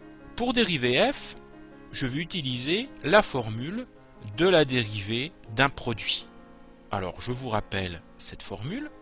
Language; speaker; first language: French; native; French